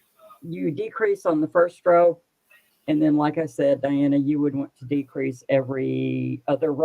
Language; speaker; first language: English; native; English